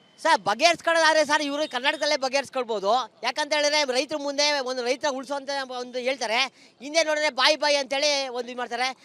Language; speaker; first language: Kannada; native; Kannada